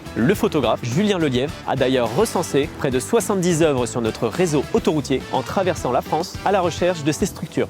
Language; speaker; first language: French; native; French